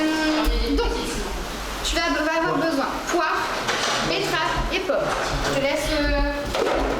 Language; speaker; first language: French; native; French